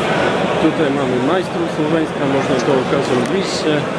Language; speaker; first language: Polish; non-native, learner; Slovak